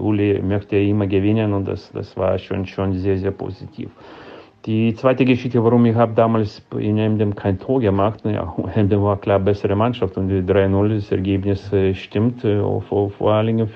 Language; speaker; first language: German; non-native, fluent; Lithuanian